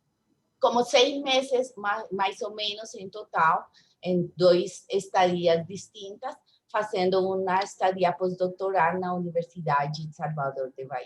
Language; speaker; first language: Portuguese; non-native, learner; Spanish